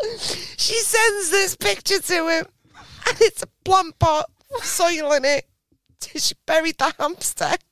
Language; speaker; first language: English; native; English